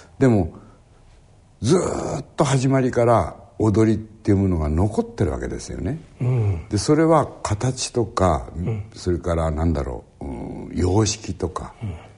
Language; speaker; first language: Japanese; native; Japanese